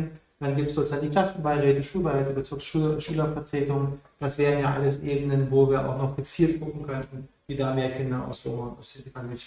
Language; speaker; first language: German; native; German